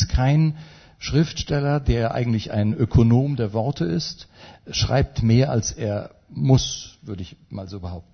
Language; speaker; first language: German; native; German